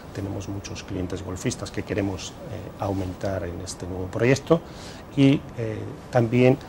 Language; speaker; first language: Spanish; native; Spanish